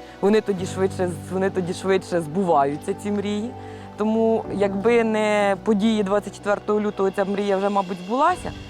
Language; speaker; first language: Ukrainian; native; Ukrainian